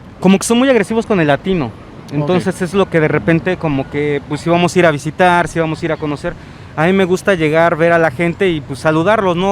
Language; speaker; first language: Spanish; native; Spanish